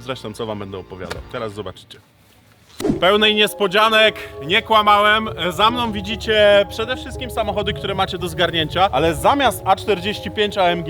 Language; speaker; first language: Polish; native; Polish